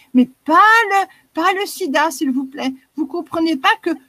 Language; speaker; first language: French; native; French